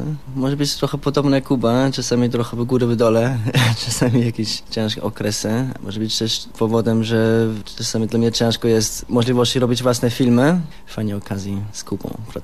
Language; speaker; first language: Polish; non-native, learner; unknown